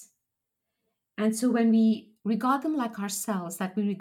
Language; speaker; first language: English; non-native, local second language; Punjabi